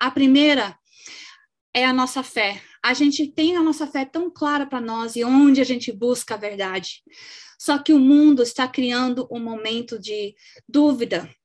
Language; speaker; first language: Portuguese; non-native, local second language; English